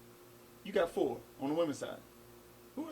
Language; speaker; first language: English; native; English